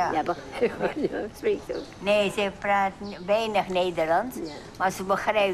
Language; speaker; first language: Dutch; non-native, fluent; Indonesian